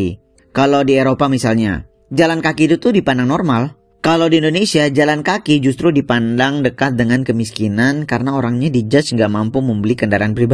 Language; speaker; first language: Indonesian; native; Indonesian